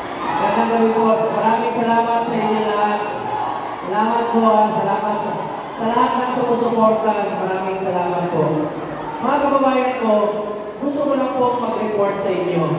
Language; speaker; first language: Filipino; non-native, local second language; Cebuano